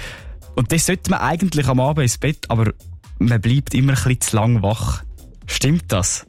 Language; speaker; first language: German; native; German